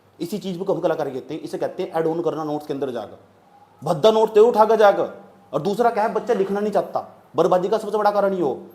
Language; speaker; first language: Hindi; native; Hindi